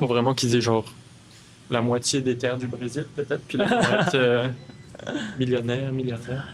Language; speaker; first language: French; native; French